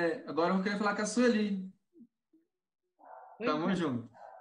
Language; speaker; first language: Portuguese; native; Portuguese